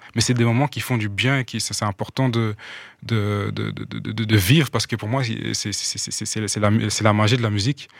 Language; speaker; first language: French; non-native, local second language; Rundi